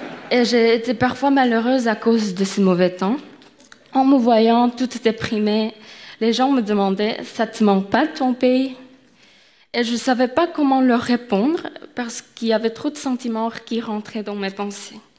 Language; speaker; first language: French; non-native, fluent; Korean